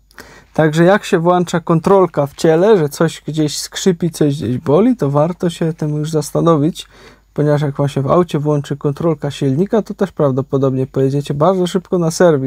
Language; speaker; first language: Polish; native; Polish